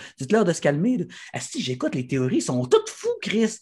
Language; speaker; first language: French; native; French